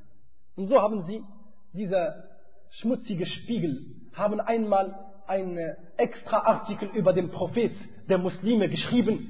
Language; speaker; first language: German; non-native, fluent; Arabic